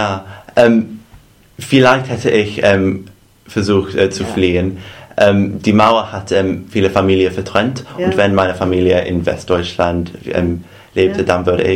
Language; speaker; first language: German; non-native, fluent; English